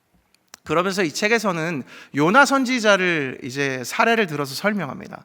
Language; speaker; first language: Korean; native; Korean